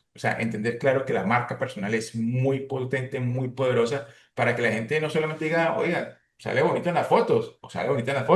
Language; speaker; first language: Spanish; native; Spanish